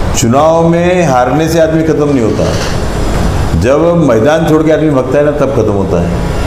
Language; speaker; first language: Hindi; non-native, local second language; Marathi